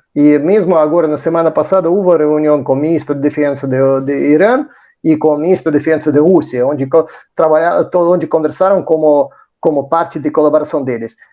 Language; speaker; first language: Portuguese; non-native, fluent; Russian